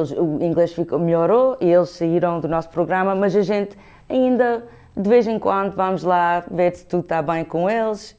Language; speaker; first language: Portuguese; early bilingual, heritage; Portuguese